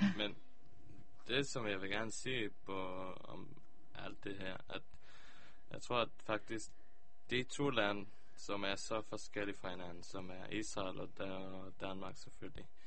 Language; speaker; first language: Danish; early bilingual, heritage; Hebrew